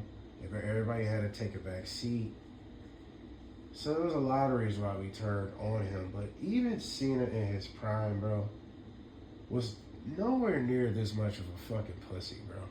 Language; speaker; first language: English; native; English